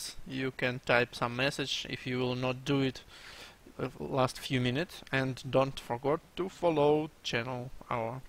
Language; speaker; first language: English; non-native, learner; Russian